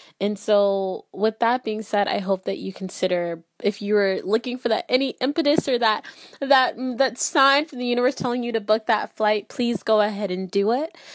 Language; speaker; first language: English; early bilingual, other home language; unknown